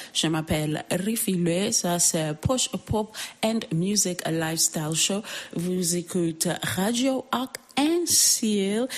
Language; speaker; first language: French; non-native, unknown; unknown